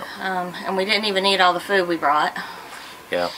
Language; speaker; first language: English; native; English